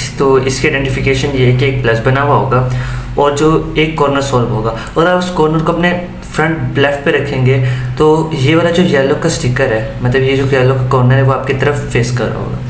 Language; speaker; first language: Urdu; native; Urdu